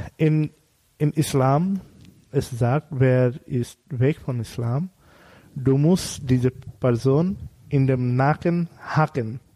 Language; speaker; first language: German; non-native, learner; Bangla